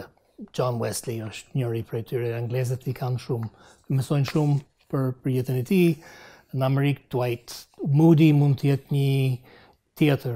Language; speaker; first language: Albanian; non-native, fluent; English